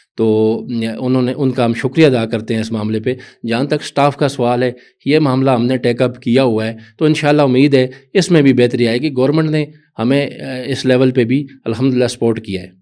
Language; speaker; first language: Urdu; non-native, local second language; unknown